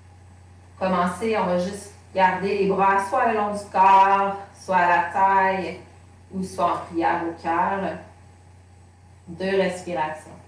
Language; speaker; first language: French; native; French